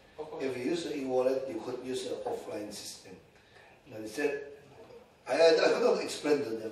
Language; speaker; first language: English; non-native, learner; Indonesian